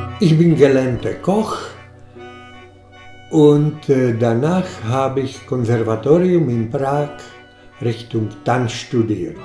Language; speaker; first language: German; non-native, learner; Czech